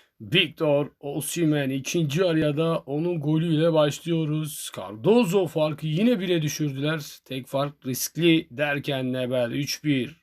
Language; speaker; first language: Turkish; native; Turkish